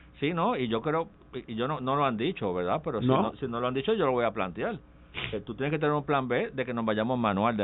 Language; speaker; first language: Spanish; native; Spanish